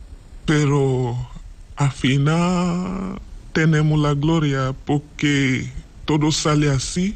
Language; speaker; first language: Spanish; non-native, learner; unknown